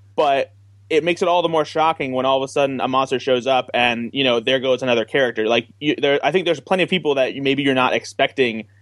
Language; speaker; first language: English; native; English